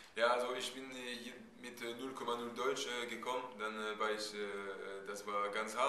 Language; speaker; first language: German; non-native, fluent; French